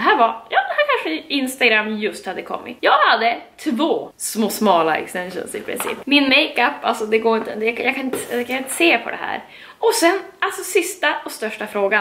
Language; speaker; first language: Swedish; native; Swedish